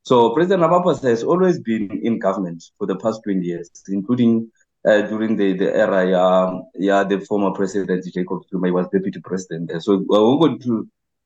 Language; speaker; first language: English; non-native, local second language; Southern Sotho